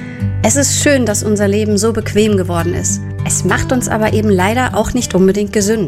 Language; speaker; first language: German; native; German